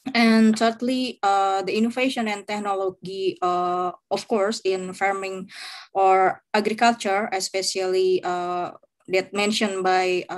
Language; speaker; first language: English; non-native, fluent; Indonesian